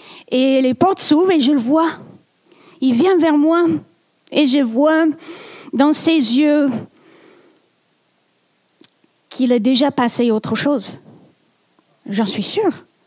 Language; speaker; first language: French; non-native, fluent; English